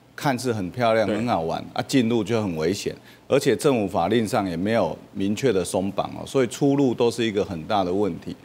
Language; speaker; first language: Chinese; native; Chinese